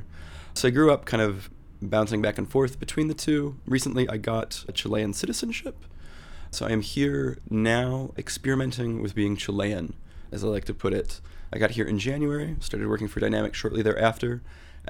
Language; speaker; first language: English; native; English